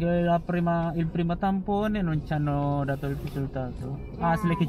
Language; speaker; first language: Italian; non-native, learner; Indonesian